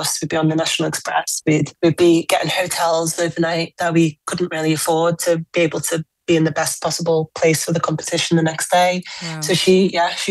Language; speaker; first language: English; native; English